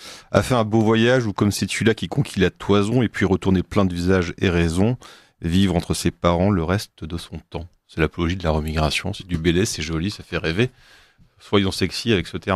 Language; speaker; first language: French; native; French